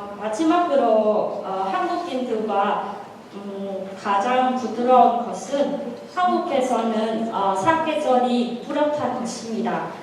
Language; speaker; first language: Korean; non-native, learner; Vietnamese